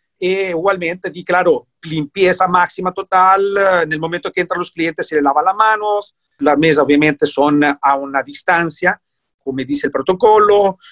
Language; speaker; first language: Spanish; non-native, fluent; Italian